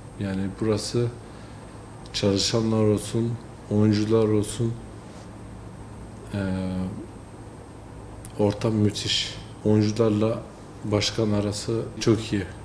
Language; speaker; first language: Turkish; early bilingual, heritage; French